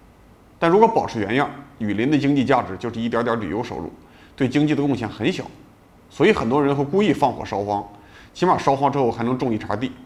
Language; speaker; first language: Chinese; native; Chinese